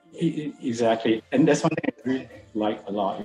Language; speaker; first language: English; non-native, local second language; Min Nan Chinese